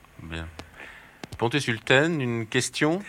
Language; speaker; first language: French; native; French